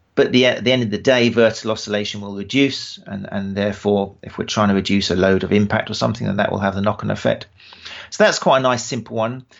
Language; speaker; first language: English; native; English